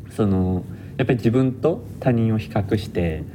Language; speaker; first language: Japanese; native; Japanese